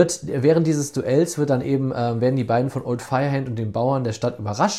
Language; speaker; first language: German; native; German